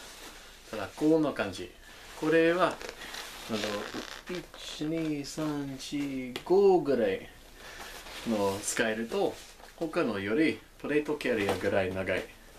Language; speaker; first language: Japanese; non-native, learner; English